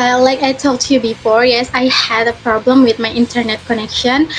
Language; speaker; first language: English; non-native, learner; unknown